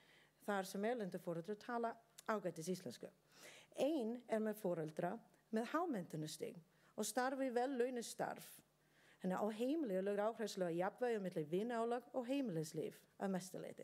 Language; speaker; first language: Icelandic; non-native, learner; English